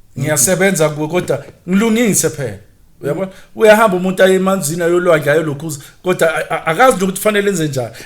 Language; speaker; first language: Zulu; native; Zulu